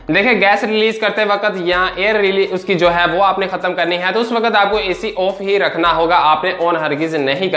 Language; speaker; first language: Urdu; non-native, local second language; Punjabi